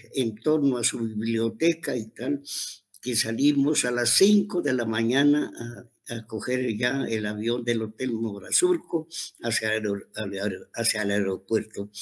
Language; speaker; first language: Spanish; native; Spanish